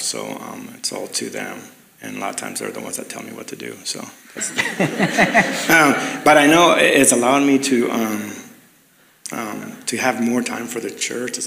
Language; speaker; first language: English; early bilingual, other home language; Spanish